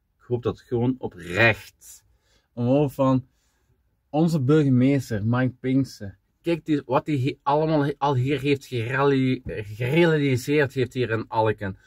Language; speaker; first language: Dutch; native; Dutch